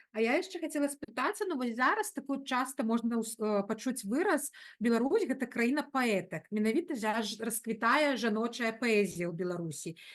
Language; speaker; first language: Belarusian; non-native, local second language; Russian